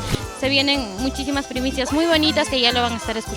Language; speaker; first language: Spanish; native; Spanish